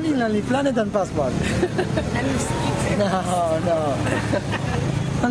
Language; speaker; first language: English; non-native, learner; Spanish